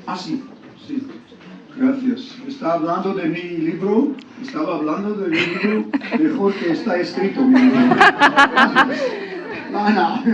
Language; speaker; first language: Spanish; non-native, learner; Georgian